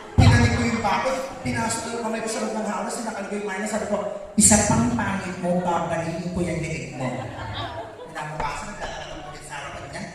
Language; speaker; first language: Filipino; native; Filipino